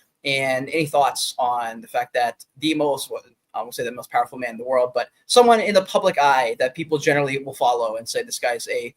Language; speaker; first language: English; native; English